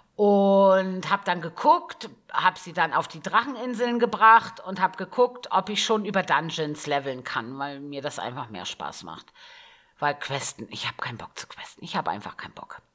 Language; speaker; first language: German; native; German